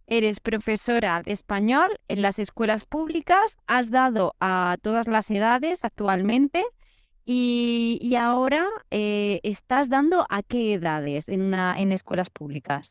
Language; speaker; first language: Spanish; native; Spanish